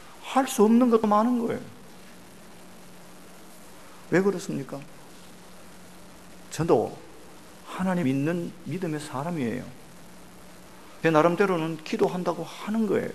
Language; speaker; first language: Korean; native; Korean